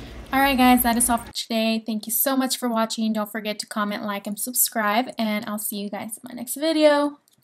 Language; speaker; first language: English; early bilingual, other home language; Spanish